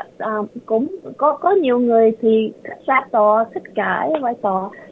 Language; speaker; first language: Vietnamese; early bilingual, heritage; Vietnamese